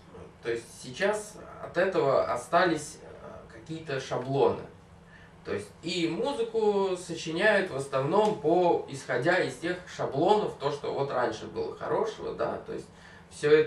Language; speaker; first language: Russian; native; Russian